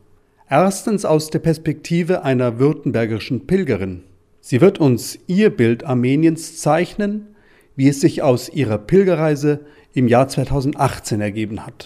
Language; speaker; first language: German; native; German